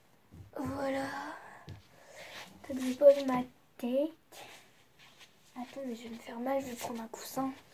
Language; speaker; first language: French; native; French